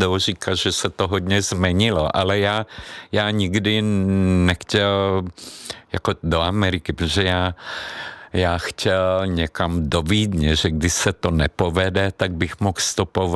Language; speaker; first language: Czech; non-native, fluent; Hungarian